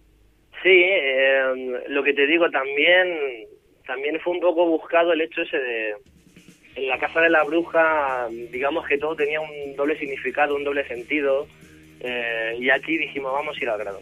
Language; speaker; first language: Spanish; native; Spanish